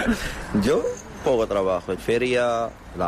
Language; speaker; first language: Spanish; non-native, learner; Arabic